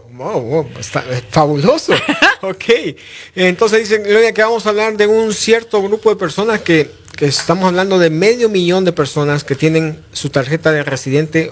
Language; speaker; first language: Spanish; native; Spanish